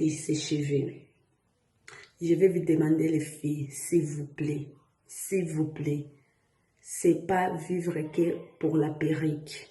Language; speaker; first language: French; non-native, learner; Portuguese